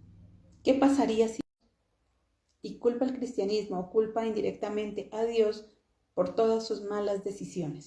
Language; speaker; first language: Spanish; native; Spanish